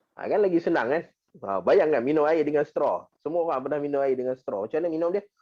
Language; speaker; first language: Malay; native; Malay